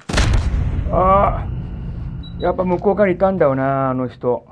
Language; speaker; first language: Japanese; native; Japanese